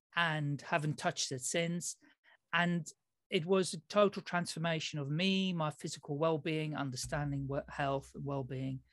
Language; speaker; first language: English; early bilingual, other home language; Dutch